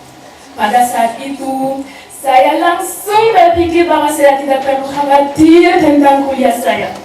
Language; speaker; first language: Indonesian; non-native, learner; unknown